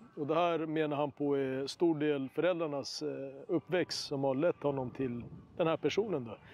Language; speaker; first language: Swedish; early bilingual, other home language; Arabic